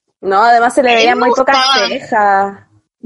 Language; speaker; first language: Spanish; native; Spanish